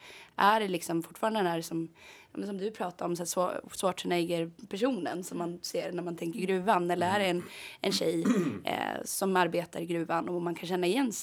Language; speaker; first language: Swedish; native; Swedish